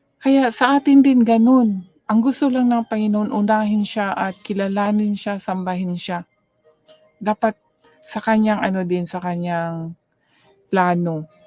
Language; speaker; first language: Filipino; non-native, local second language; Cebuano